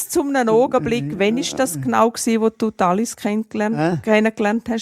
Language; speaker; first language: German; native; German